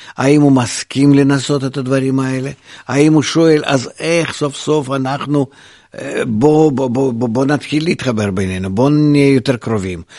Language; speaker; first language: Hebrew; non-native, fluent; Russian